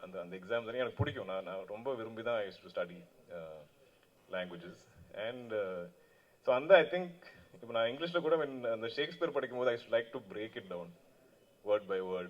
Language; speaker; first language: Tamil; non-native, local second language; Malayalam